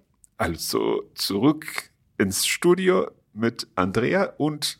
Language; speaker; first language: German; non-native, learner; English